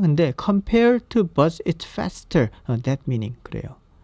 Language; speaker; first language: English; non-native, fluent; Korean